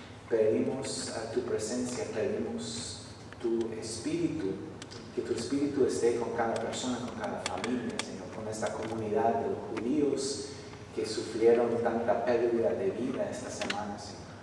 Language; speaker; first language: Spanish; non-native, fluent; English